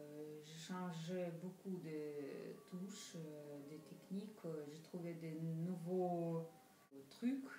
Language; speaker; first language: French; non-native, fluent; Russian